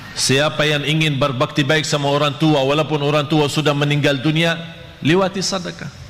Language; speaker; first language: Malay; non-native, fluent; Arabic